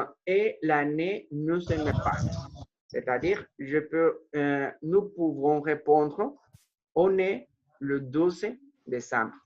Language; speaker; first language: French; non-native, fluent; Spanish